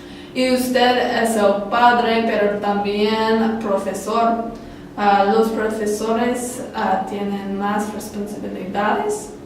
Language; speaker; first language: Spanish; non-native, learner; English